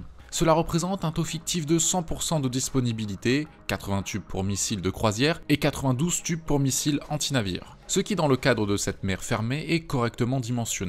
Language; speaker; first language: French; native; French